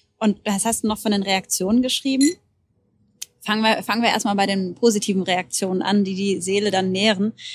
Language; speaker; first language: German; native; German